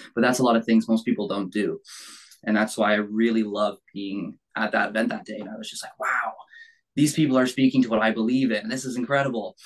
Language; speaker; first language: English; native; English